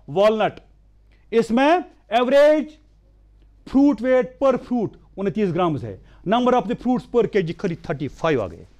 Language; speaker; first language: Hindi; non-native, local second language; Kashmiri